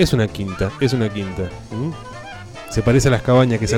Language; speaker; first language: Spanish; native; Spanish